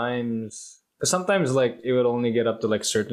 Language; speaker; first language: English; non-native, local second language; Filipino